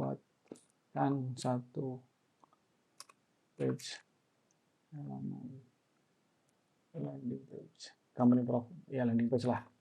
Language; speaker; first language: Indonesian; native; Indonesian